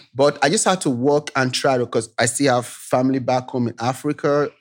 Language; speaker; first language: English; non-native, local second language; Yoruba